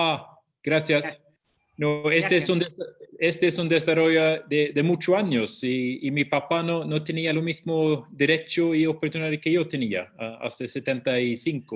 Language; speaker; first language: Spanish; non-native, fluent; Swedish